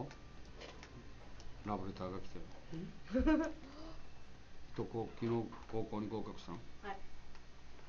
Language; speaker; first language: Japanese; native; Japanese